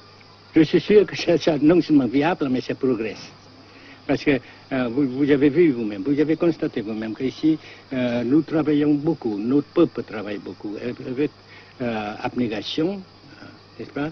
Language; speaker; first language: French; non-native, local second language; Vietnamese